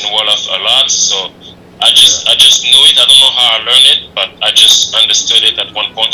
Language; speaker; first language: English; non-native, fluent; French